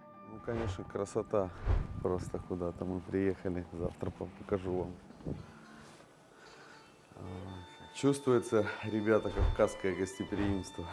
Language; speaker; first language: Russian; native; Russian